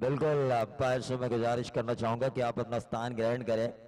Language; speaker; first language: Hindi; non-native, local second language; Marathi